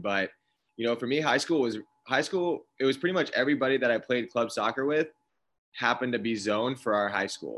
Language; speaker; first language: English; native; English